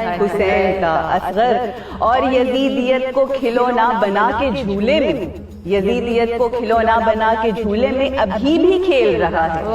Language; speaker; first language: Urdu; native; Urdu